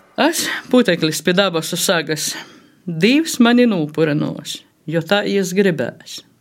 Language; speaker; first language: Latvian; native; Latvian